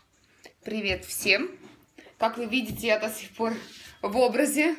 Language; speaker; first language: Russian; non-native, learner; Estonian